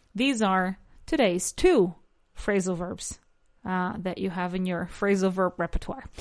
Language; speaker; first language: English; non-native, fluent; Spanish